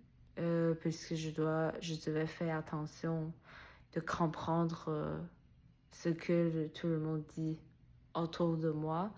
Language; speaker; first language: French; non-native, learner; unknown